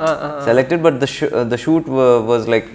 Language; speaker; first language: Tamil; non-native, local second language; Telugu